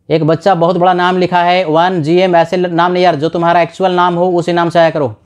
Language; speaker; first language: Hindi; native; Hindi